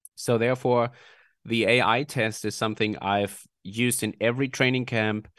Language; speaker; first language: English; non-native, fluent; German